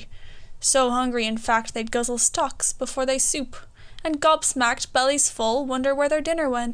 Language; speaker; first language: English; native; English